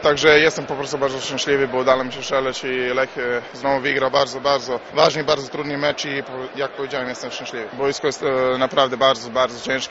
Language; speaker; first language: Polish; non-native, learner; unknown